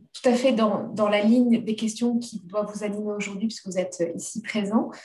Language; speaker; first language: French; native; French